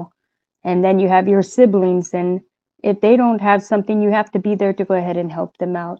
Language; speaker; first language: English; native; English